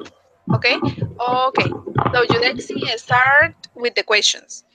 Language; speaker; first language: English; non-native, fluent; Spanish